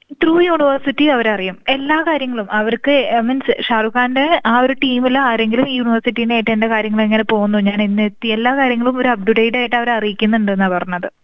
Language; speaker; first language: Malayalam; native; Malayalam